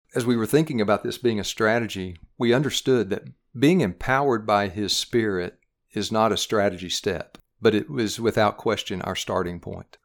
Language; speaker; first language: English; native; English